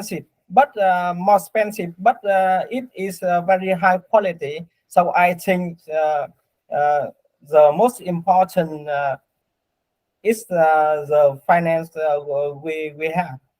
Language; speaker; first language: English; non-native, learner; Vietnamese